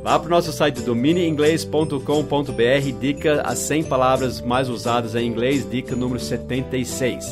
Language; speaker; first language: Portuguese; non-native, fluent; English